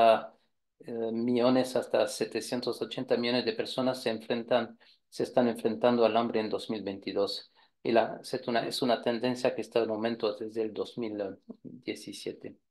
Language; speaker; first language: Spanish; non-native, fluent; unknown